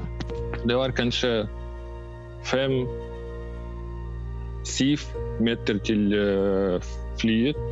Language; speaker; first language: Norwegian; non-native, learner; Russian